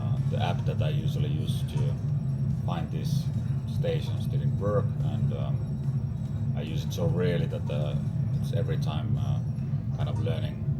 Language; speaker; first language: English; non-native, fluent; Finnish